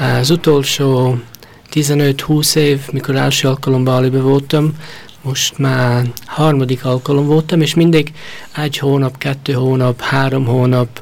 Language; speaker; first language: Hungarian; early bilingual, heritage; Hungarian